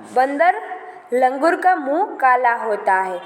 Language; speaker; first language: Hindi; non-native, local second language; Gujarati